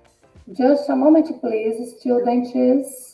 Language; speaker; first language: English; non-native, fluent; Portuguese